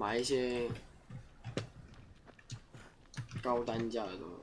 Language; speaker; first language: Chinese; native; Chinese